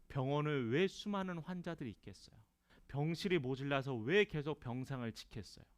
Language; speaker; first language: Korean; native; Korean